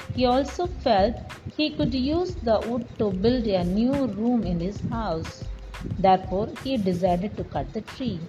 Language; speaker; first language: English; non-native, local second language; Tamil